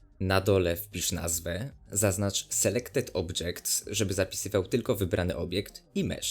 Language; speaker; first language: Polish; native; Polish